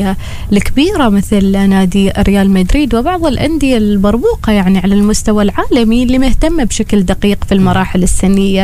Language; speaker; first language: Arabic; native; Arabic